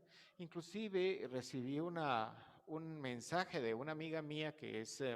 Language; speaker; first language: Spanish; native; Spanish